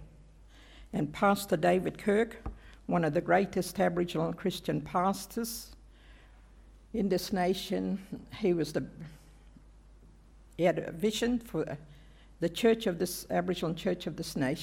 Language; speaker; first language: English; native; English